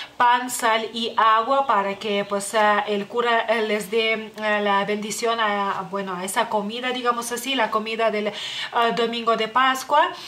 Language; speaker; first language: Spanish; non-native, fluent; Lithuanian